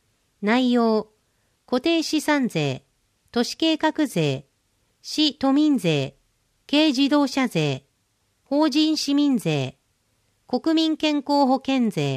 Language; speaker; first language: Japanese; native; Japanese